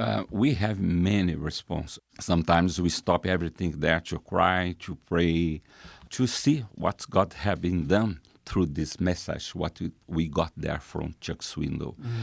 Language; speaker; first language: English; non-native, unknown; Portuguese